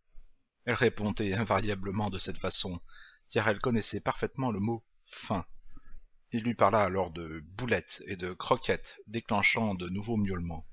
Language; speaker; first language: French; native; French